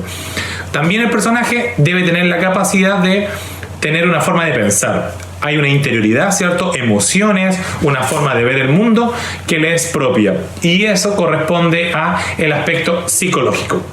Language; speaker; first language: Spanish; native; Spanish